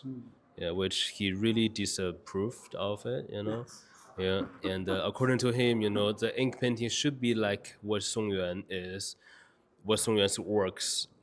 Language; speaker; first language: English; non-native, fluent; Chinese